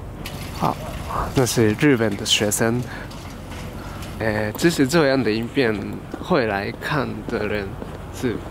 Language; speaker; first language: Chinese; non-native, fluent; Japanese